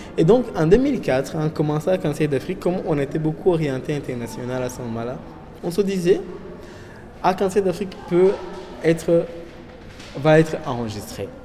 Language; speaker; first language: French; non-native, local second language; Kinyarwanda